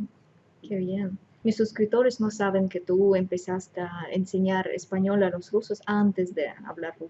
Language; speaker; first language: Spanish; non-native, fluent; Russian